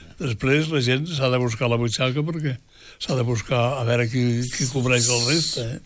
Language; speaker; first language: Catalan; native; Catalan